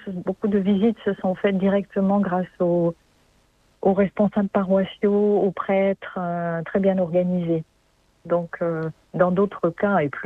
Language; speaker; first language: French; native; French